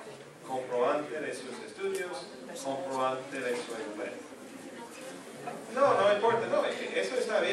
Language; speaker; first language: Spanish; non-native, fluent; English